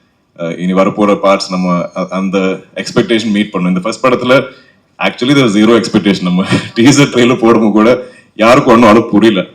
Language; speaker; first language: Tamil; non-native, local second language; Malayalam